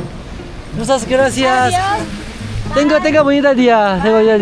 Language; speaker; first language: Spanish; non-native, learner; Korean